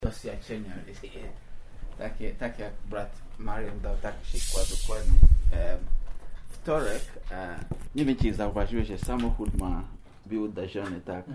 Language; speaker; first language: Polish; non-native, learner; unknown